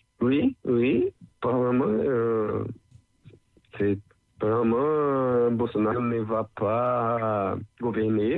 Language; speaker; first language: French; non-native, learner; Portuguese